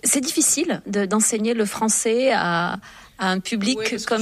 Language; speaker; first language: French; native; French